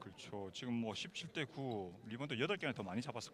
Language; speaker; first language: Korean; native; Korean